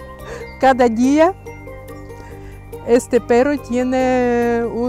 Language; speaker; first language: Spanish; non-native, learner; Russian